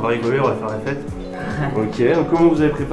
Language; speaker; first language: French; native; French